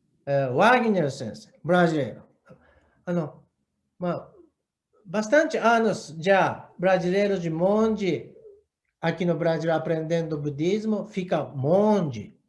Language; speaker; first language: Portuguese; non-native, learner; Japanese